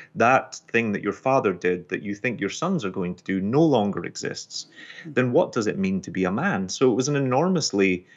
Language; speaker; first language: English; non-native, local second language; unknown